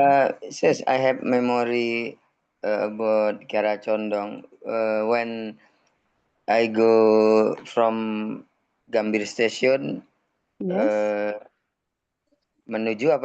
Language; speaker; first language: English; non-native, learner; Indonesian